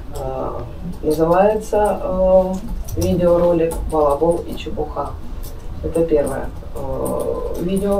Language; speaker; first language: Russian; native; Russian